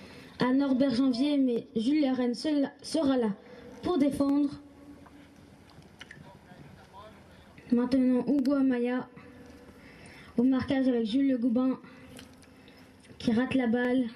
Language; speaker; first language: French; native; French